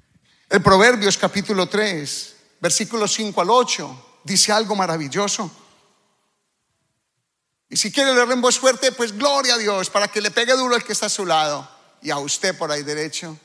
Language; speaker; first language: Spanish; native; Spanish